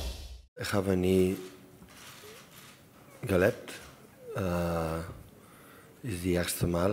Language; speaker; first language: German; non-native, learner; Catalan